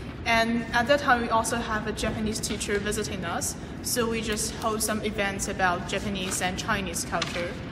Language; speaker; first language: English; non-native, fluent; Chinese